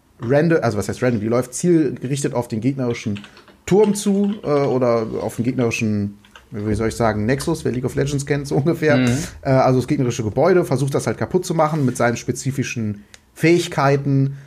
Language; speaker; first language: German; native; German